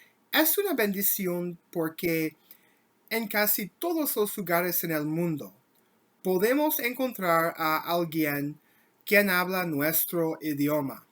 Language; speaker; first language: Spanish; non-native, learner; English